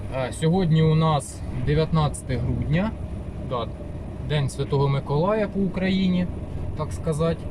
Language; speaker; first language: Ukrainian; native; Ukrainian